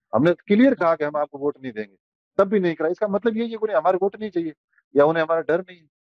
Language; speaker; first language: Hindi; native; Hindi